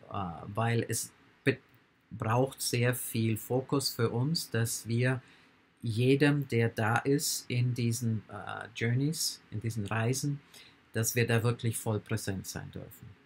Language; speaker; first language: German; non-native, fluent; English